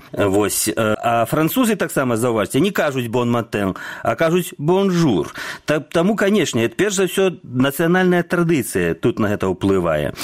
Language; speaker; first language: Belarusian; native; Belarusian